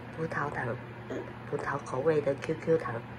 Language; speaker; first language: Chinese; native; Chinese